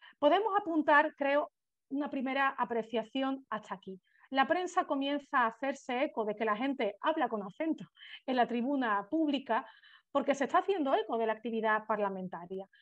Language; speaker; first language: Spanish; native; Spanish